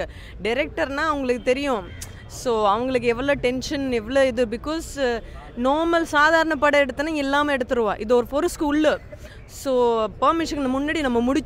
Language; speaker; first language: Tamil; non-native, fluent; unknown